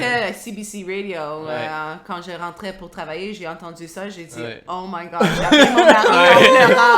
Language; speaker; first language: French; non-native, local second language; English